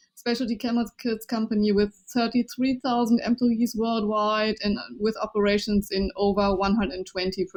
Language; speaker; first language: English; non-native, fluent; Chinese